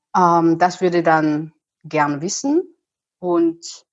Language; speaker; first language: German; non-native, fluent; Chinese